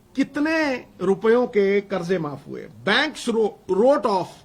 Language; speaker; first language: Hindi; non-native, local second language; Punjabi